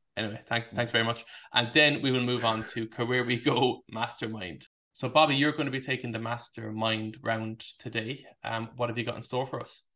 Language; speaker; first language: English; native; English